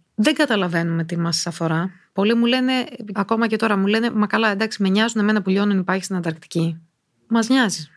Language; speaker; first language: Greek; native; Greek